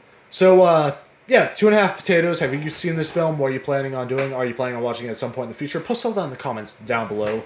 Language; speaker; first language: English; native; English